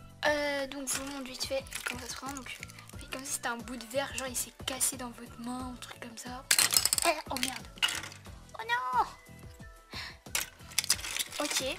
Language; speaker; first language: French; native; French